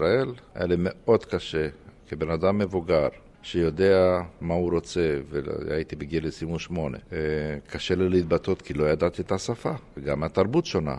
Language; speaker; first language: Hebrew; non-native, fluent; Romanian